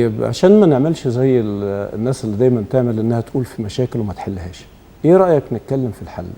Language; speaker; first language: Egyptian Arabic; native; Egyptian Arabic